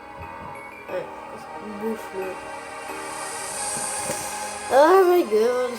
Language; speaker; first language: French; native; French